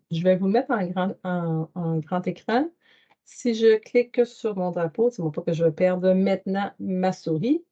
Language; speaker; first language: French; native; French